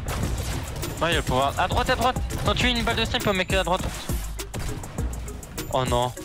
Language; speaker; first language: French; native; French